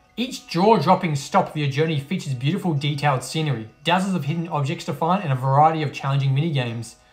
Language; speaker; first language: English; native; English